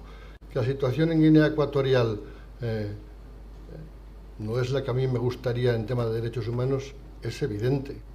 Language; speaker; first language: Spanish; native; Spanish